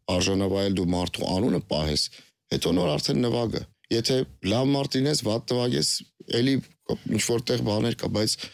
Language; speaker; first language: Armenian; native; Armenian